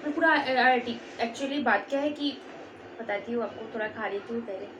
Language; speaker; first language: Hindi; non-native, local second language; Bangla